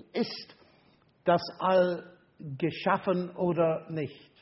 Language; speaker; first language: German; non-native, fluent; English